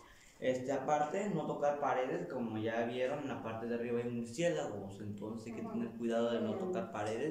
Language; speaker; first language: Spanish; native; Spanish